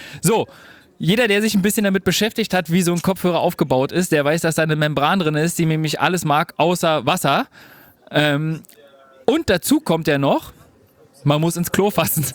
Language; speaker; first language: German; native; German